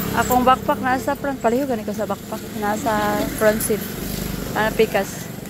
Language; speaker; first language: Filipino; non-native, local second language; Cebuano